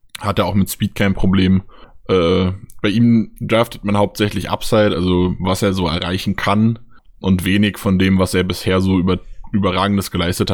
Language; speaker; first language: German; native; German